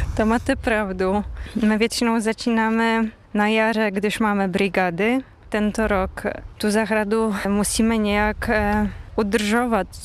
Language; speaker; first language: Czech; non-native, fluent; Polish